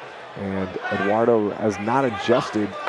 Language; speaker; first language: English; native; English